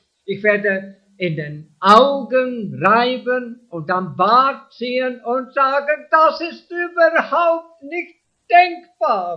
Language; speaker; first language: German; non-native, fluent; English